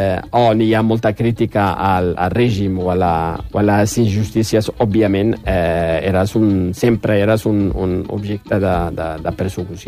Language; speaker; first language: Catalan; non-native, fluent; Riffian